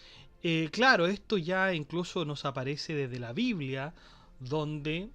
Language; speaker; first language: Spanish; native; Spanish